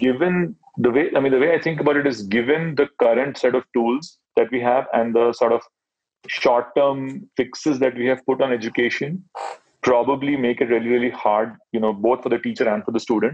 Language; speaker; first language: English; non-native, local second language; Hindi